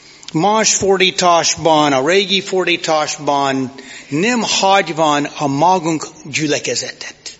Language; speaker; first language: Hungarian; non-native, fluent; English